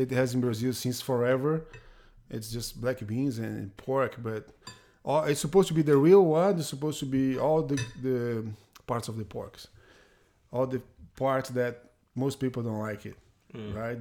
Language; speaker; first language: English; non-native, fluent; Portuguese